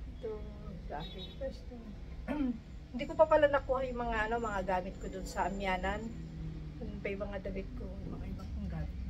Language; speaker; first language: Filipino; non-native, local second language; Iloko